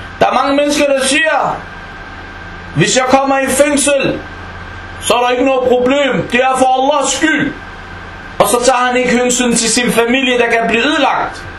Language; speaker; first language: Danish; non-native, fluent; Arabic